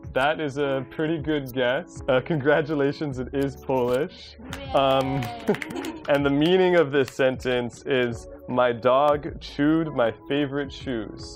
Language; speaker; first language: English; native; English